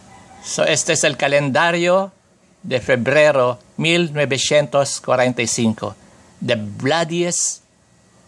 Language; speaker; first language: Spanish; non-native, fluent; Filipino